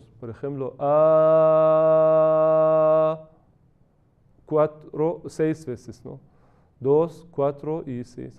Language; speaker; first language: Spanish; non-native, fluent; Persian